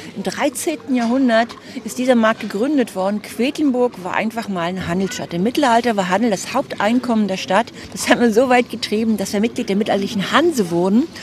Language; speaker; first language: German; native; German